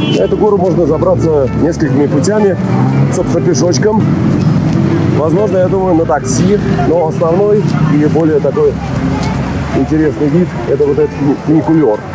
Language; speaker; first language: Russian; native; Russian